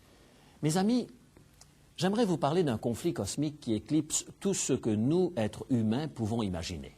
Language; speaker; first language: French; native; French